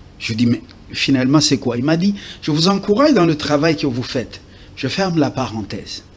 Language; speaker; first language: French; non-native, local second language; Lingala